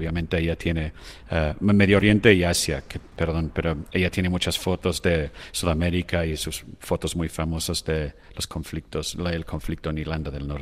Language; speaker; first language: Spanish; non-native, fluent; French